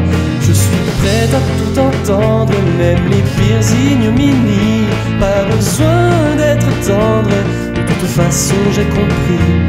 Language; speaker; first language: French; native; French